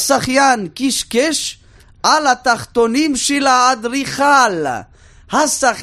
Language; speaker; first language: Hebrew; native; Hebrew